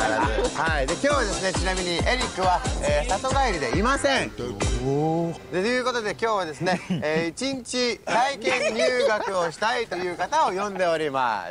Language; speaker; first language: Japanese; native; Japanese